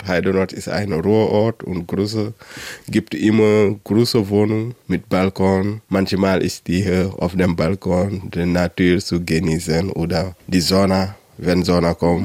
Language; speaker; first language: German; non-native, learner; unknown